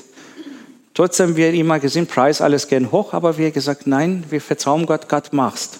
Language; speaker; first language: German; non-native, learner; Persian